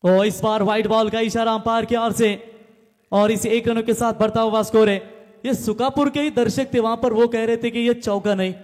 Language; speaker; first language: Hindi; non-native, local second language; Marathi